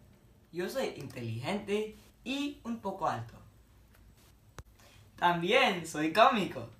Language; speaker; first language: Spanish; non-native, learner; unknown